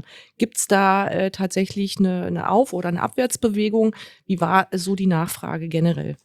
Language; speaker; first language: German; native; German